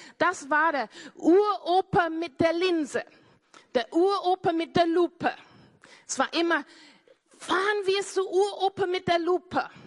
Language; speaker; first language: German; non-native, fluent; English